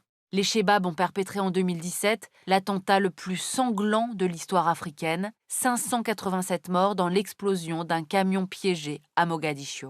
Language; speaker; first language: French; native; French